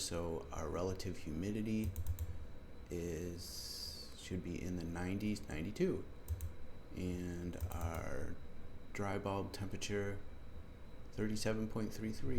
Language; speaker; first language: English; native; English